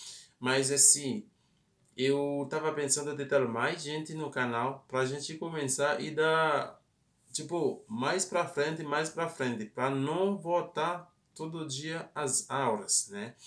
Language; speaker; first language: Portuguese; non-native, fluent; Haitian Creole